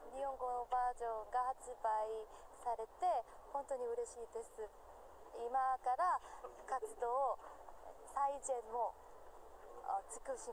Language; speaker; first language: Japanese; non-native, learner; Korean